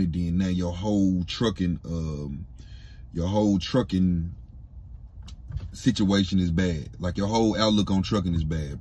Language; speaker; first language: English; native; English